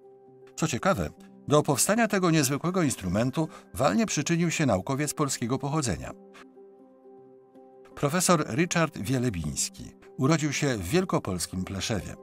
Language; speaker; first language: Polish; native; Polish